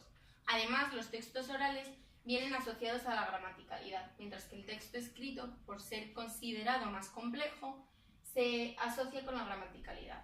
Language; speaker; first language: Spanish; native; Spanish